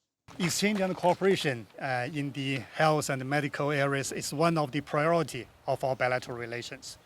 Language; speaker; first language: English; non-native, fluent; Chinese